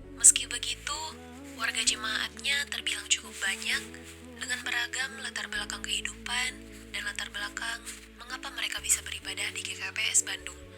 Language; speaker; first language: Indonesian; native; Indonesian